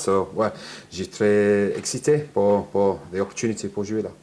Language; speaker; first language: French; non-native, learner; English